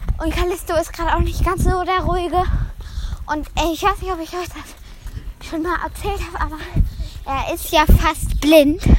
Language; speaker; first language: German; native; German